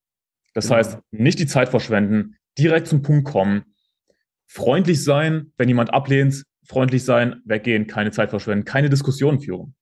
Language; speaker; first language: German; native; German